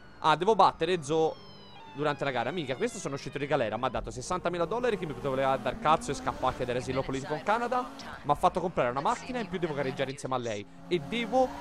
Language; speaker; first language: Italian; native; Italian